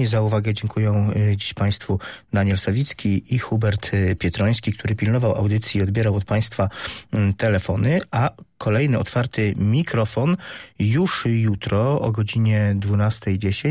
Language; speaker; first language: Polish; native; Polish